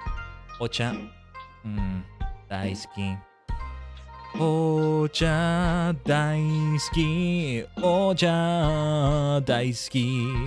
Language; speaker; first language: Japanese; non-native, learner; English